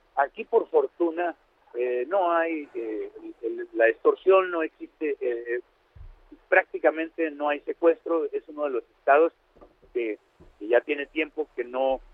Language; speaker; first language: Spanish; native; Spanish